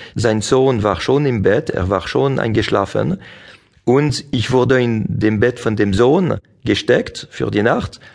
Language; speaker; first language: German; non-native, local second language; French